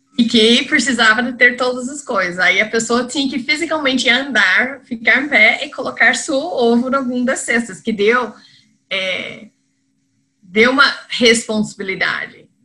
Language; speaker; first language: Portuguese; non-native, fluent; English